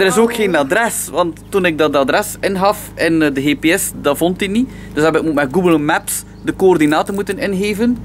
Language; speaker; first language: Dutch; native; Dutch